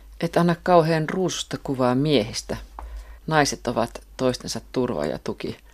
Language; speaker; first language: Finnish; native; Finnish